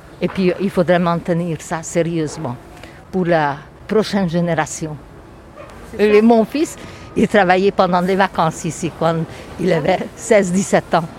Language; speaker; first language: French; non-native, fluent; Hungarian